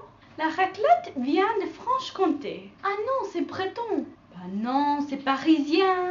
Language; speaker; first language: French; non-native, learner; English